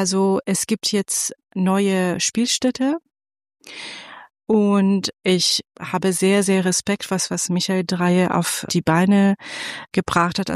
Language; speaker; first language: German; non-native, fluent; Persian